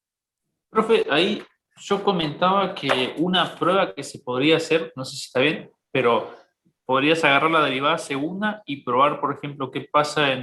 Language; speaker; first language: Spanish; native; Spanish